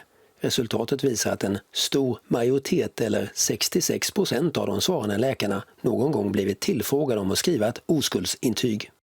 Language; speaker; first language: Swedish; native; Swedish